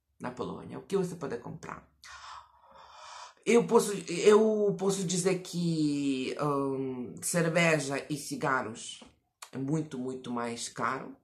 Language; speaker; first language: Portuguese; non-native, fluent; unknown